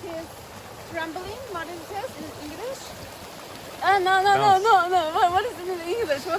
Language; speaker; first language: English; non-native, learner; Turkish